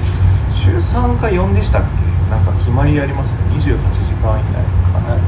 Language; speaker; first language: Japanese; native; Japanese